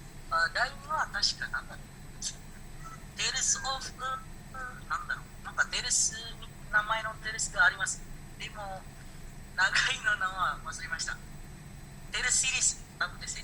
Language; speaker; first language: Japanese; non-native, learner; Indonesian